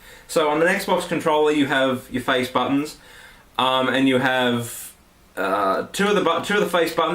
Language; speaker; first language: English; native; English